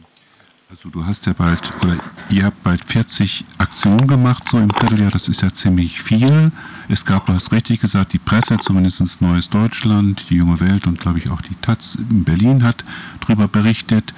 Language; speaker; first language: German; native; German